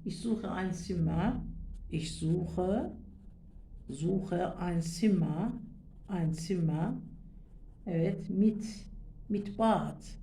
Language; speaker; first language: German; non-native, fluent; Turkish